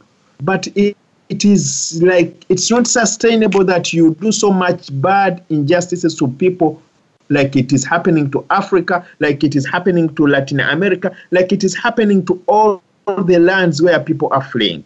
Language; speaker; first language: English; non-native, local second language; Ganda